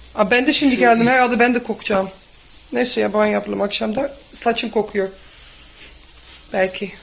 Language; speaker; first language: Turkish; early bilingual, heritage; Turkish